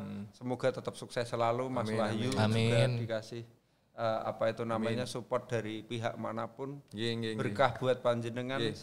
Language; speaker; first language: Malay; non-native, local second language; Javanese